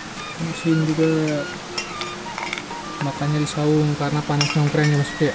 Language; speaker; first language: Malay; non-native, local second language; Javanese